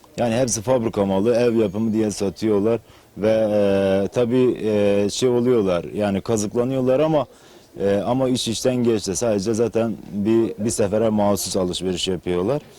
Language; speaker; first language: Turkish; native; Turkish